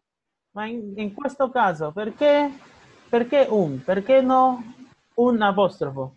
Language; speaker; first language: Italian; non-native, learner; Spanish